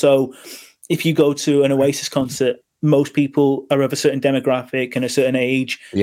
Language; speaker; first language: English; native; English